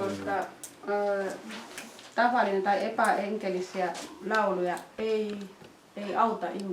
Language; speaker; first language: Finnish; non-native, fluent; Swahili